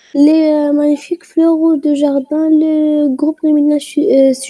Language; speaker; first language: French; non-native, learner; Arabic